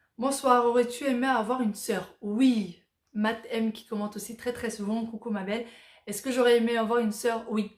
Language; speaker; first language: French; early bilingual, other home language; Arabic